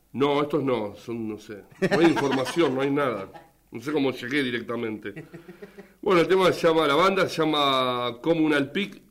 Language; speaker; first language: Spanish; native; Spanish